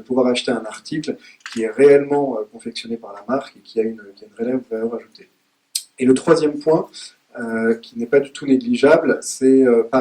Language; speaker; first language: French; native; French